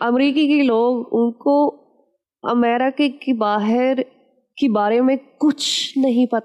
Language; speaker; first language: Hindi; non-native, learner; English